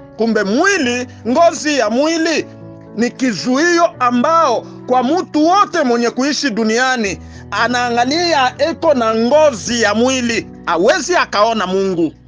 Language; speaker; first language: Swahili; native; Swahili